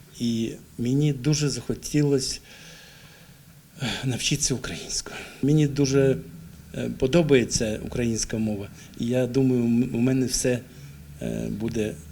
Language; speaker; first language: Ukrainian; non-native, local second language; Russian